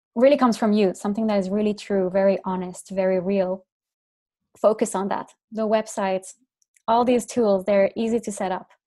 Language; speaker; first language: English; non-native, fluent; Finnish